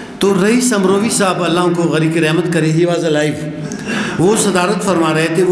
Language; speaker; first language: Urdu; non-native, local second language; Brahui